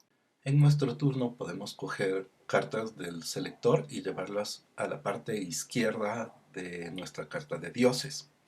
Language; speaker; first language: Spanish; native; Spanish